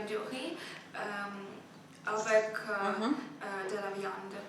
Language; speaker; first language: French; non-native, learner; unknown